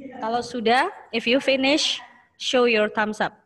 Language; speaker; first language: English; non-native, learner; Indonesian